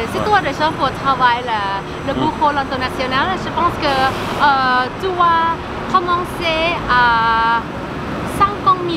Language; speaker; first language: French; non-native, learner; Thai